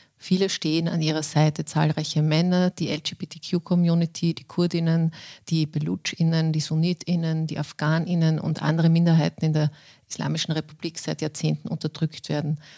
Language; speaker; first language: German; native; German